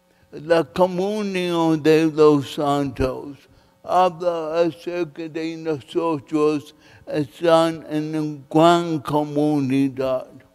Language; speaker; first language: Spanish; non-native, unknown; English